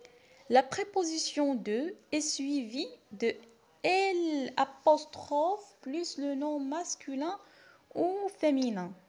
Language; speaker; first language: French; non-native, local second language; Arabic